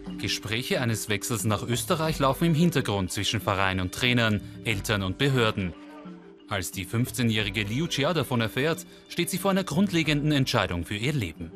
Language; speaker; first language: German; native; German